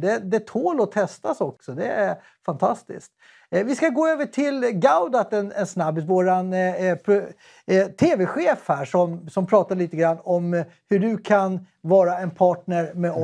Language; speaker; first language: Swedish; native; Swedish